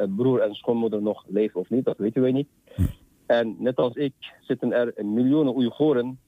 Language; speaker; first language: Dutch; non-native, fluent; Uyghur